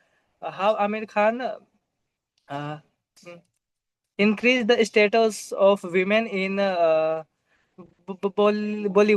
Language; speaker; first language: English; non-native, local second language; Hindi